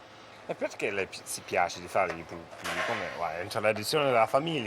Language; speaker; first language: Italian; non-native, learner; English